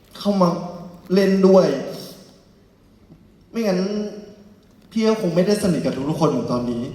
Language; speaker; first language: Thai; native; Thai